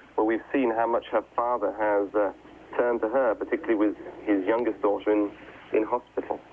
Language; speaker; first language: English; native; English